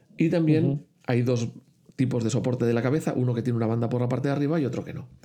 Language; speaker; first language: Spanish; native; Spanish